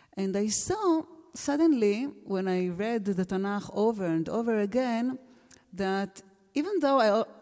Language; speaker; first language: English; non-native, fluent; Hebrew